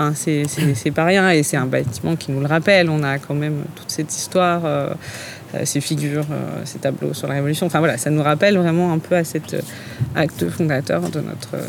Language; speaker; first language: French; native; French